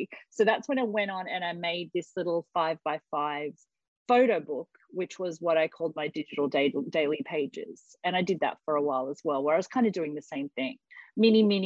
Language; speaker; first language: English; native; English